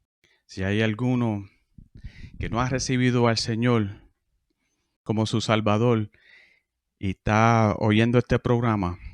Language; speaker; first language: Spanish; early bilingual, heritage; Spanish